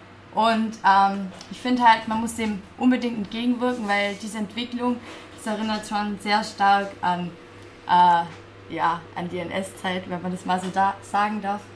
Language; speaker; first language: German; native; German